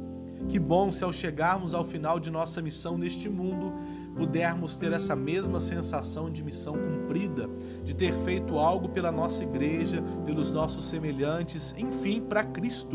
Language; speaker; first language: Portuguese; native; Portuguese